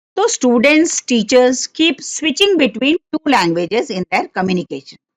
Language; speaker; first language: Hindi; non-native, local second language; Marathi